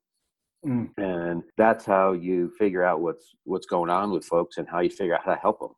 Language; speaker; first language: English; early bilingual, other home language; Italian